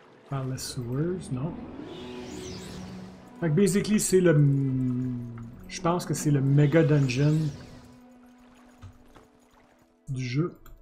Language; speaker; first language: French; native; French